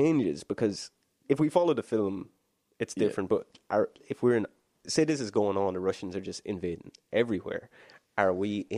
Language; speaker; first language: English; native; English